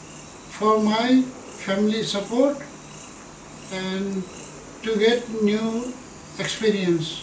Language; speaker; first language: English; non-native, learner; Nepali